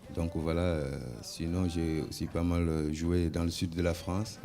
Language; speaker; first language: French; non-native, local second language; Wolof